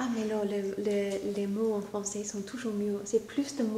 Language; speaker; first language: French; non-native, fluent; English